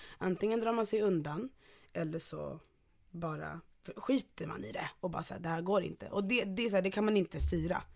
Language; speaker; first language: Swedish; early bilingual, other home language; Ganda